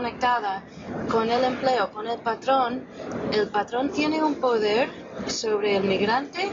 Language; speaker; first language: Spanish; non-native, fluent; English